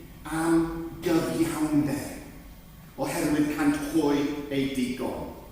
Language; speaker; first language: Welsh; non-native, fluent; English